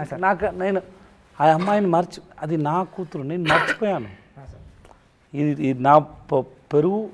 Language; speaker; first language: Telugu; non-native, learner; Tamil